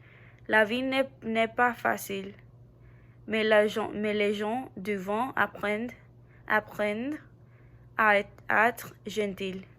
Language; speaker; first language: French; non-native, learner; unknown